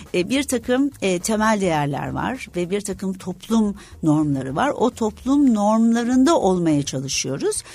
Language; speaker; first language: Turkish; native; Turkish